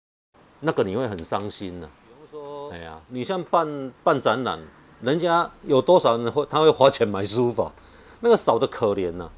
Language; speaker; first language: Chinese; non-native, local second language; Min Nan Chinese